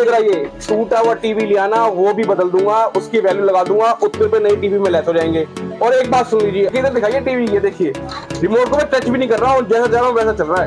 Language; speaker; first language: Hindi; native; Hindi